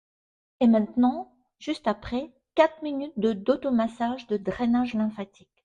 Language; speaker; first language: French; non-native, fluent; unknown